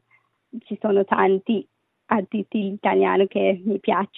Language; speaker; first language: Italian; non-native, learner; Sinhala